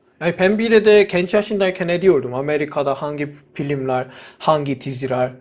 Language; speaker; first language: Turkish; non-native, fluent; Korean